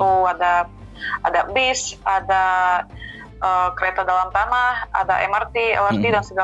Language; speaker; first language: Indonesian; non-native, fluent; Russian